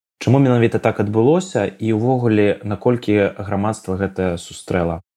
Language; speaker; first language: Belarusian; non-native, local second language; Russian